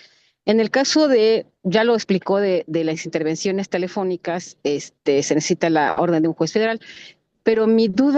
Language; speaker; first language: Spanish; native; Spanish